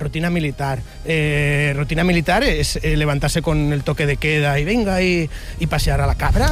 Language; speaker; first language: Spanish; native; Spanish